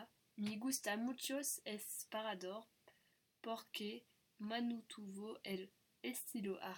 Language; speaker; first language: Spanish; non-native, learner; French